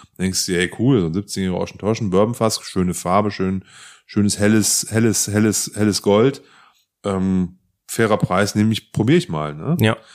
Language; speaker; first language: German; native; German